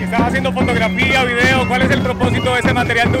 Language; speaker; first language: Spanish; native; Spanish